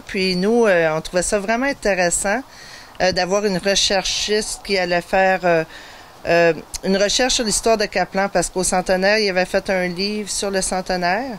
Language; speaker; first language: French; native; French